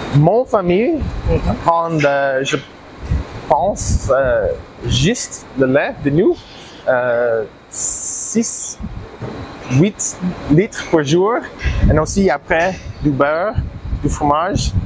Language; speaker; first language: French; non-native, learner; English